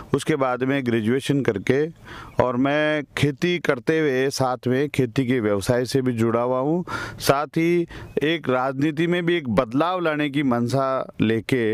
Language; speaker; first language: Hindi; native; Hindi